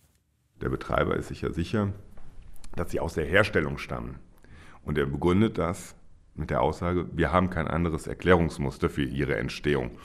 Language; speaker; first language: German; native; German